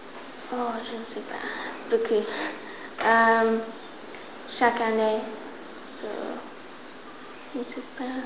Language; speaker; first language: French; non-native, learner; English